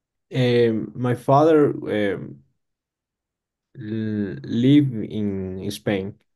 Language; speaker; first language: English; non-native, learner; Spanish